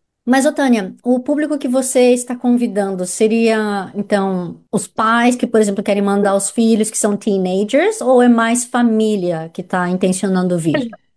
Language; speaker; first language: Portuguese; native; Portuguese